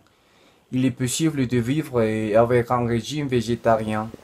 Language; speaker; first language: French; non-native, learner; Spanish